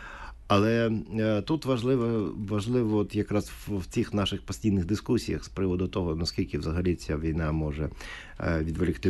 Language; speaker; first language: Ukrainian; native; Ukrainian